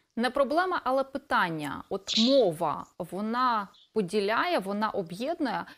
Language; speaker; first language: Ukrainian; native; Ukrainian